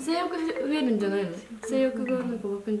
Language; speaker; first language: Japanese; native; Japanese